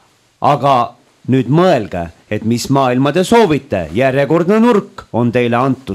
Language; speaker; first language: Estonian; native; Estonian